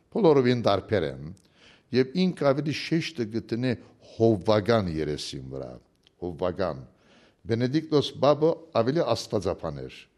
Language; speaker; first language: Armenian; early bilingual, heritage; Armenian